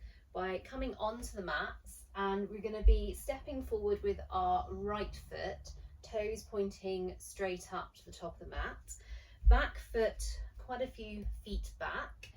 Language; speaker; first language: English; native; English